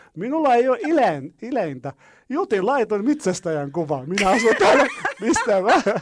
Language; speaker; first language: Finnish; non-native, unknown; Arabic